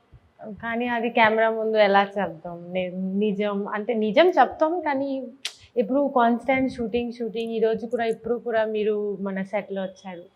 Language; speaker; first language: Telugu; non-native, learner; Bangla